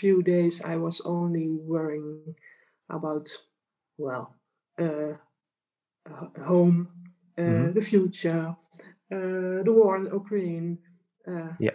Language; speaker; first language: English; non-native, fluent; Dutch